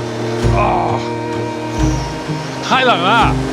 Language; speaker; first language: Chinese; non-native, fluent; Dutch